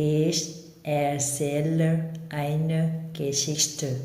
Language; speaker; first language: German; non-native, fluent; Thai